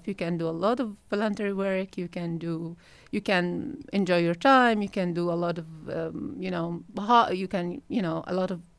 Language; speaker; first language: English; non-native, fluent; Arabic